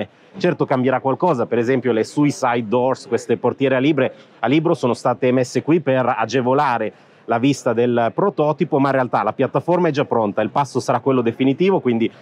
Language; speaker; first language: Italian; native; Italian